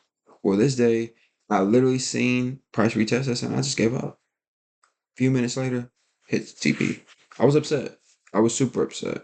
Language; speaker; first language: English; native; English